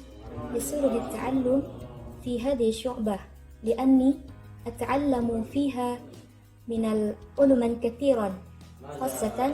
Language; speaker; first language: Arabic; non-native, learner; Indonesian